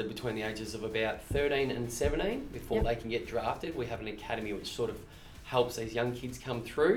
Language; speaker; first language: English; native; English